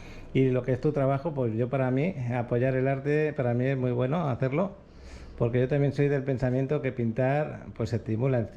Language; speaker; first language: Spanish; native; Spanish